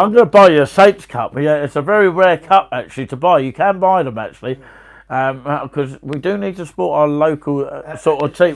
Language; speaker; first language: English; native; English